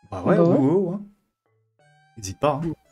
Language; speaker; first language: French; native; French